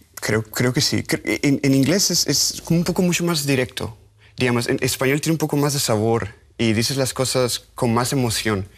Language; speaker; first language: Spanish; native; Spanish